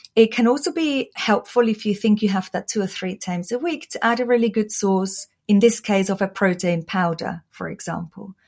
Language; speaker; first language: English; non-native, fluent; German